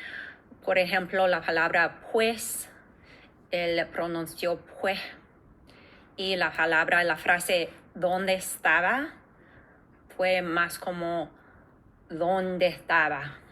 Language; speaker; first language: Spanish; non-native, fluent; English